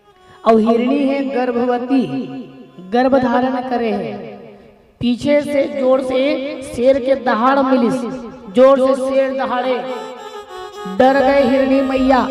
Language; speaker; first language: Hindi; non-native, local second language; Chhattisgarhi